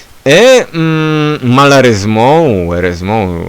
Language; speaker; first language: French; non-native, learner; Polish